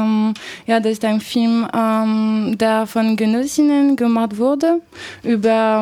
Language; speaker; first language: German; non-native, learner; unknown